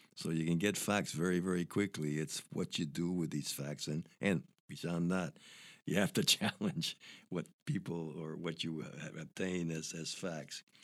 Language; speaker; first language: English; early bilingual, other home language; Spanish